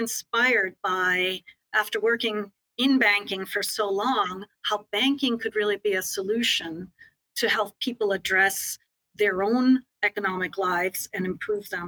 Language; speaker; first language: English; native; English